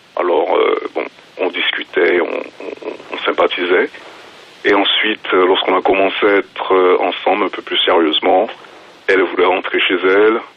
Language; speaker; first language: French; native; French